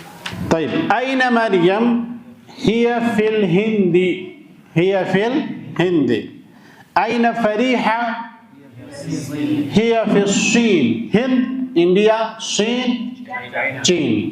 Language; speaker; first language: Arabic; non-native, fluent; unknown